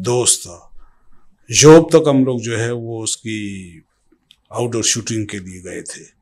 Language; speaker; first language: Urdu; native; Urdu